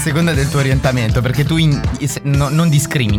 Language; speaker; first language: Italian; native; Italian